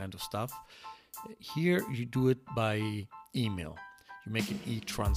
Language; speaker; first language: English; non-native, fluent; Greek